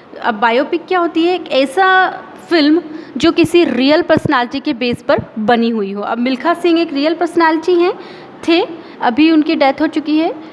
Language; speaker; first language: Hindi; native; Hindi